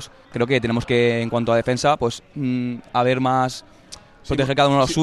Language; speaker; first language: Spanish; native; Spanish